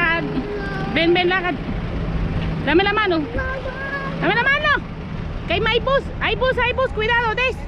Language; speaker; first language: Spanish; non-native, learner; Filipino